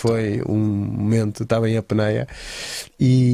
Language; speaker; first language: Portuguese; native; Portuguese